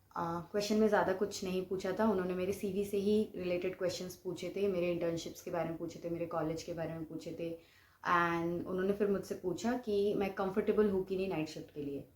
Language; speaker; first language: Hindi; non-native, local second language; Bangla